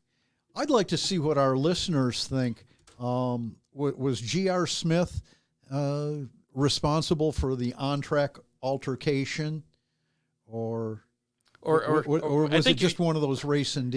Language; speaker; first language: English; native; English